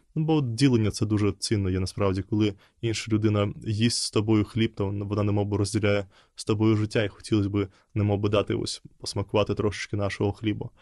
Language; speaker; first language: Ukrainian; non-native, fluent; Russian